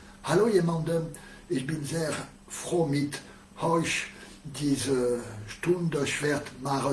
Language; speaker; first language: German; non-native, learner; French